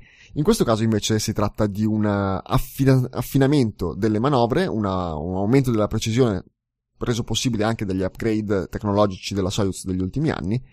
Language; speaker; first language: Italian; native; Italian